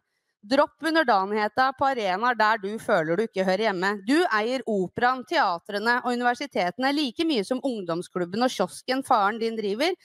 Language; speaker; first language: Norwegian; native; Norwegian